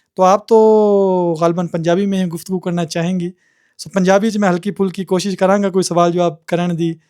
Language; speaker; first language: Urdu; native; Urdu